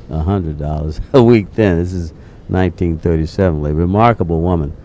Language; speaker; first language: English; native; English